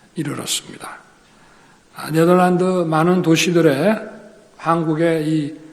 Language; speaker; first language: Korean; native; Korean